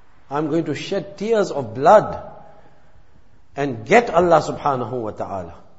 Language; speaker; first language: English; native; English